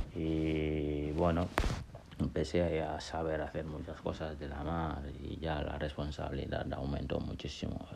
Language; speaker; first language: Spanish; non-native, fluent; Wolof